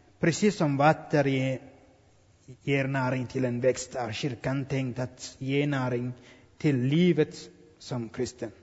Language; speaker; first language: Swedish; non-native, fluent; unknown